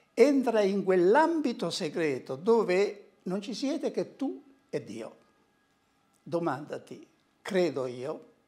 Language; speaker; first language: Italian; native; Italian